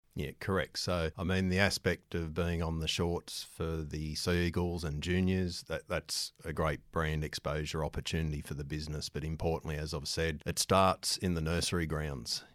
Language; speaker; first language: English; native; English